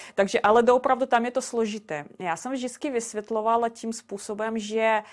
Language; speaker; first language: Czech; non-native, fluent; Russian